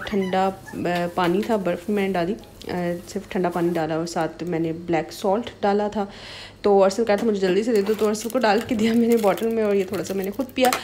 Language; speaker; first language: Urdu; native; Urdu